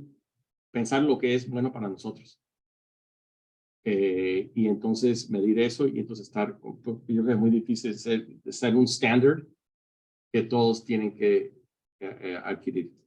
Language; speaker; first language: Spanish; early bilingual, heritage; Spanish